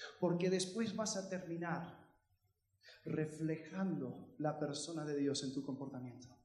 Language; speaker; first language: Spanish; early bilingual, heritage; Spanish